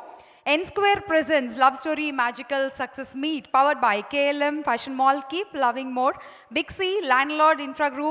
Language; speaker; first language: Telugu; native; Telugu